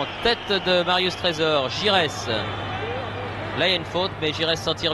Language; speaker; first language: French; native; French